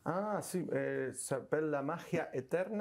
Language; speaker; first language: French; non-native, learner; Spanish